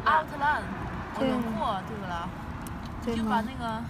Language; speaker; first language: Chinese; native; Chinese